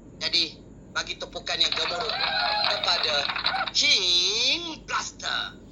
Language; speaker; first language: Malay; native; Malay